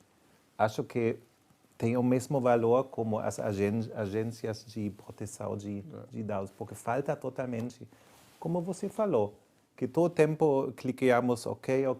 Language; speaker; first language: Portuguese; non-native, fluent; German